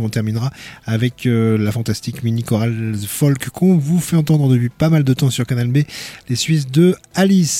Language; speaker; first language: French; native; French